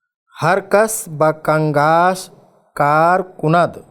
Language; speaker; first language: Persian; non-native, fluent; Urdu